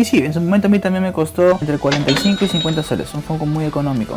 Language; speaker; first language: Spanish; native; Spanish